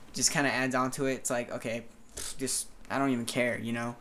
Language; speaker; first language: English; native; English